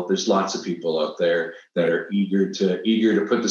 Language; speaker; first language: English; native; English